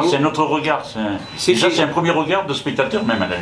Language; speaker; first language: French; native; French